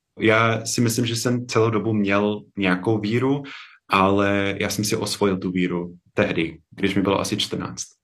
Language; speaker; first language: Czech; non-native, fluent; English